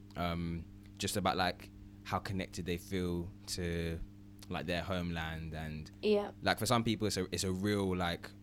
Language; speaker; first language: English; early bilingual, other home language; Ganda